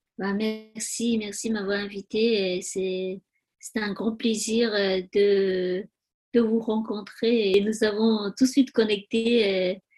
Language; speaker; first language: French; non-native, learner; Tibetan